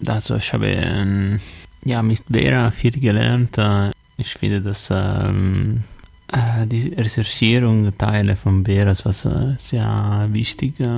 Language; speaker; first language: German; non-native, learner; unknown